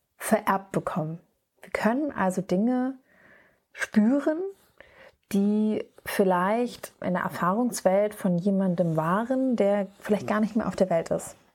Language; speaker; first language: German; native; German